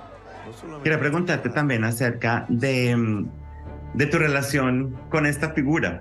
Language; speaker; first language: Spanish; native; Spanish